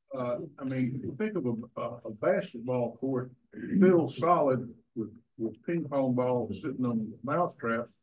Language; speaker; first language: English; native; English